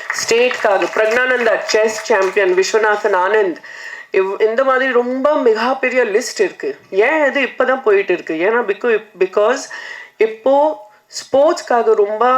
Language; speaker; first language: Tamil; non-native, fluent; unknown